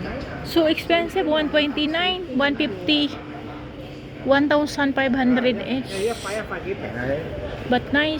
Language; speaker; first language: English; non-native, learner; Filipino